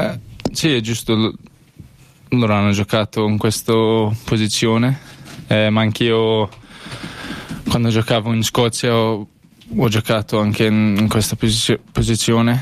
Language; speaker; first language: Italian; non-native, learner; English